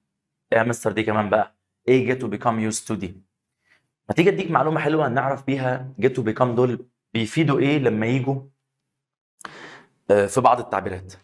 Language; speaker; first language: Arabic; native; Arabic